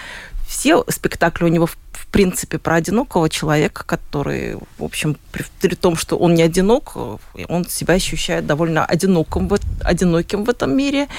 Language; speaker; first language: Russian; native; Russian